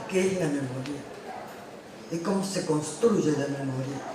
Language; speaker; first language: Spanish; native; Spanish